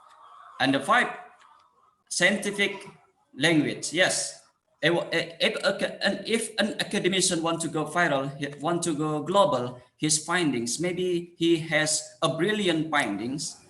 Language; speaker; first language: English; non-native, fluent; Indonesian